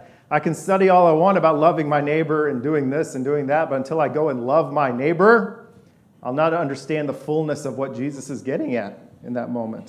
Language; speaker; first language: English; native; English